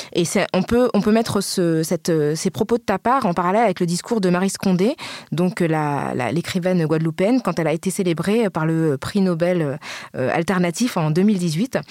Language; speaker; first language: French; early bilingual, other home language; Wolof